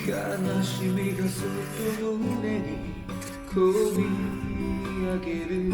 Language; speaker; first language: Japanese; non-native, fluent; Chinese